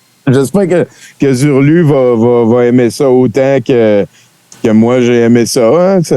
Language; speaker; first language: French; native; French